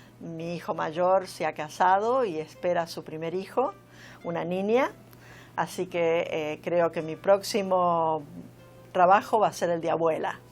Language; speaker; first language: Spanish; native; Spanish